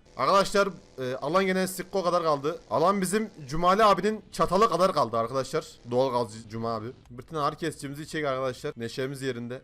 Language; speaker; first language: Turkish; native; Turkish